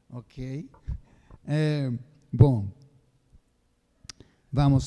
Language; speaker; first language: Portuguese; non-native, fluent; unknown